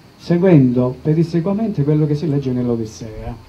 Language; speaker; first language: Italian; native; Italian